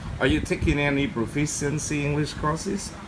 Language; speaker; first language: English; non-native, fluent; Vietnamese